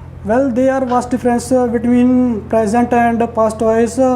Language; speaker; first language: English; non-native, learner; Punjabi